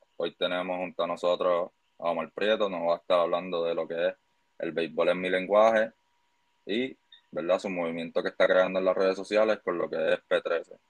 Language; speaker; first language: Spanish; native; Spanish